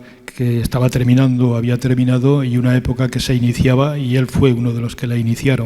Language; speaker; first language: Spanish; native; Spanish